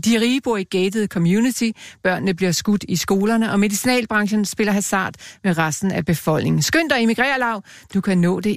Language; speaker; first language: Danish; native; Danish